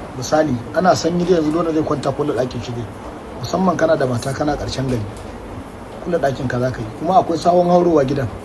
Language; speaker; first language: Hausa; native; Hausa